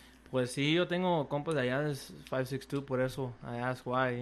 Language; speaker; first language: Spanish; early bilingual, heritage; Spanish